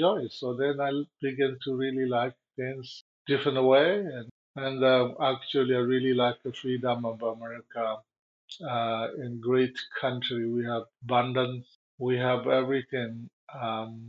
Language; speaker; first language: English; non-native, learner; Chinese